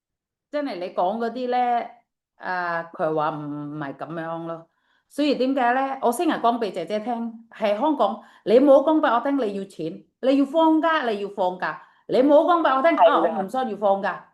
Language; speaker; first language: Chinese; non-native, fluent; Indonesian